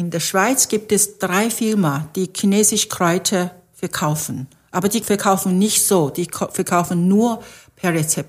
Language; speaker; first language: German; non-native, fluent; Chinese